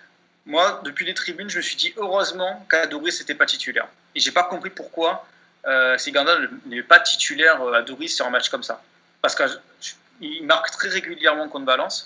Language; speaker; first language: French; native; French